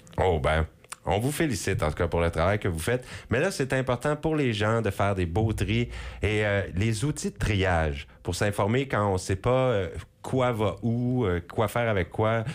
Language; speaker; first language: French; native; French